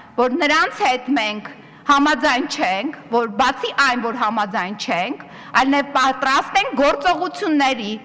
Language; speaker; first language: Armenian; native; Armenian